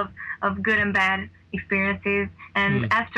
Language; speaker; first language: English; non-native, fluent; Hungarian